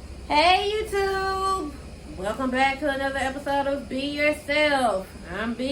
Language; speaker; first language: English; native; English